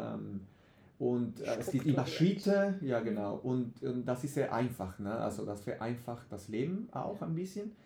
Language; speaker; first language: German; non-native, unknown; Spanish